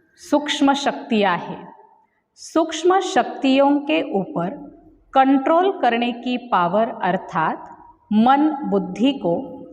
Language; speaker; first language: Hindi; non-native, local second language; Marathi